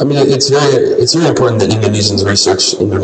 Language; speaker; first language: English; non-native, fluent; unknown